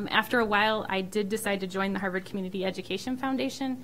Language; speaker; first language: English; native; English